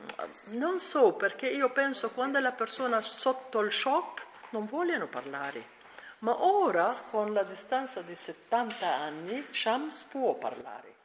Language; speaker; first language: Italian; non-native, learner; Arabic